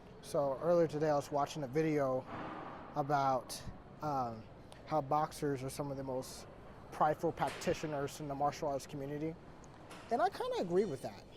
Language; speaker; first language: English; native; English